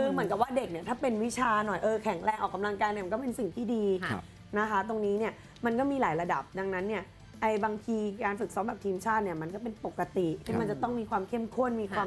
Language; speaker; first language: Thai; native; Thai